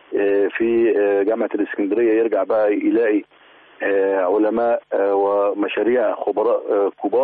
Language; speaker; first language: Arabic; native; Arabic